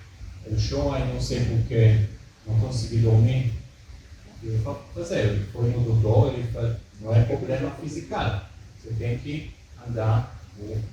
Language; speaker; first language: Portuguese; early bilingual, heritage; Hebrew